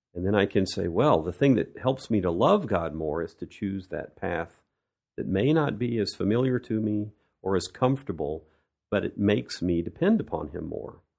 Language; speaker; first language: English; native; English